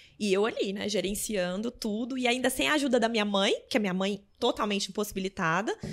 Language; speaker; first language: Portuguese; native; Portuguese